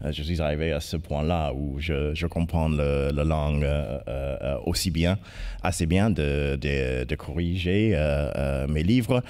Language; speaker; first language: French; non-native, fluent; English